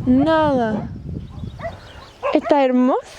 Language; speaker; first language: Spanish; non-native, fluent; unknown